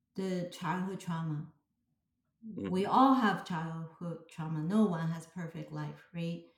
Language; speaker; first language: English; non-native, fluent; Chinese